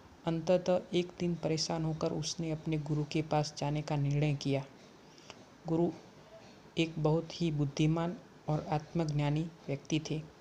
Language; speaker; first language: Hindi; native; Hindi